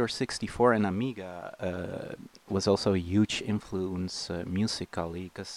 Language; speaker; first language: English; non-native, fluent; Dutch